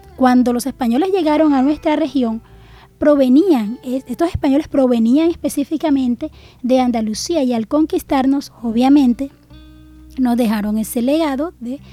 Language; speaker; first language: Spanish; native; Spanish